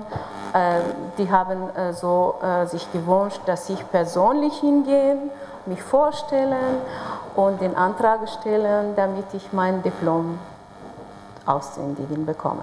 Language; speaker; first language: German; non-native, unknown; Persian